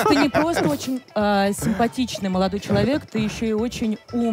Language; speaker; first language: Russian; native; Russian